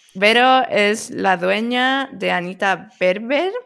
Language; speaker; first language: Spanish; early bilingual, other home language; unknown